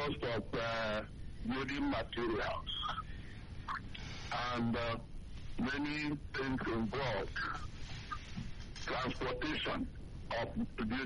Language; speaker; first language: English; non-native, local second language; Igbo